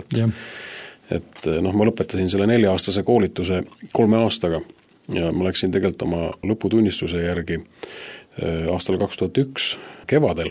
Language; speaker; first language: Estonian; native; Estonian